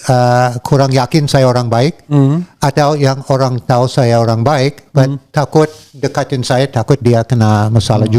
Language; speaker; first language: Indonesian; non-native, learner; English